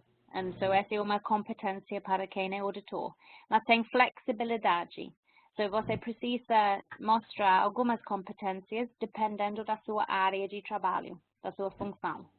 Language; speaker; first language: Portuguese; non-native, fluent; English